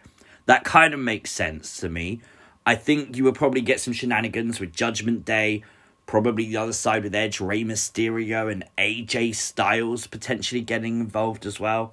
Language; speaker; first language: English; native; English